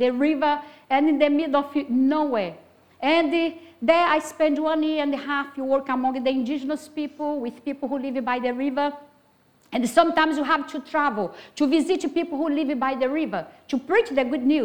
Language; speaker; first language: English; non-native, fluent; Portuguese